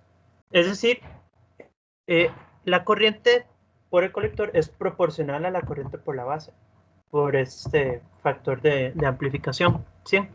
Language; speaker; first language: Spanish; native; Spanish